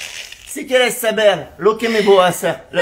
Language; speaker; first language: Spanish; non-native, learner; French